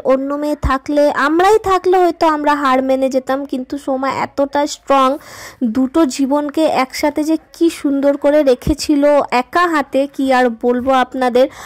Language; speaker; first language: Bangla; non-native, local second language; Hindi